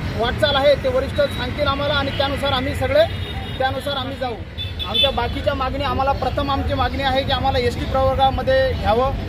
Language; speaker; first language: Marathi; non-native, local second language; Lambadi